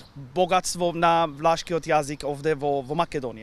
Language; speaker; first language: Macedonian; non-native, learner; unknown